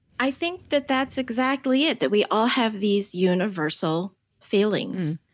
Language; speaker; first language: English; early bilingual, other home language; Chinese